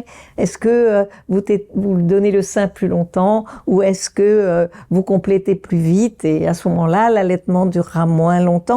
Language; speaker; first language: French; native; French